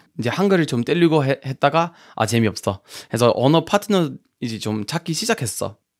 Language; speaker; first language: Korean; non-native, fluent; English